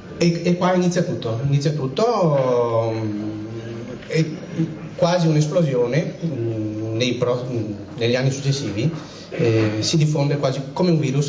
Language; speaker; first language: Italian; native; Italian